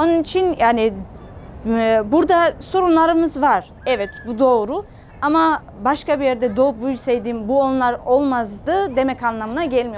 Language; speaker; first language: Turkish; non-native, fluent; Georgian